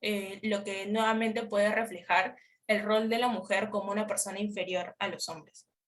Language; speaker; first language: Spanish; native; Spanish